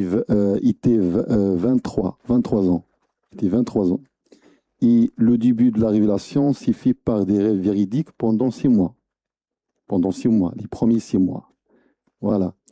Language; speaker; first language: French; non-native, local second language; Arabic